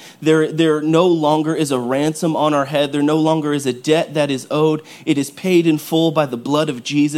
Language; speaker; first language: English; native; English